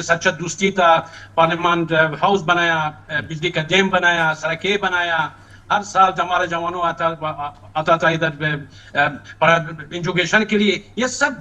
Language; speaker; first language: Hindi; non-native, learner; Pashto